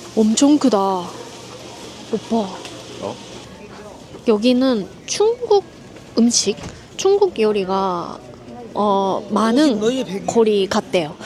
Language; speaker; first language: Korean; non-native, learner; Japanese